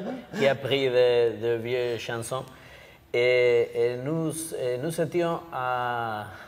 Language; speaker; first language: French; non-native, learner; Basque